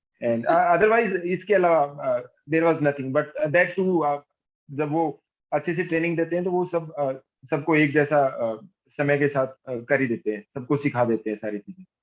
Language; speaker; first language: Hindi; native; Hindi